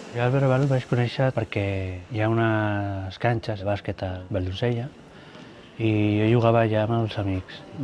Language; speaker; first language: Catalan; early bilingual, other home language; Filipino